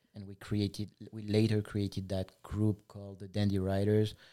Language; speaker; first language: English; non-native, fluent; French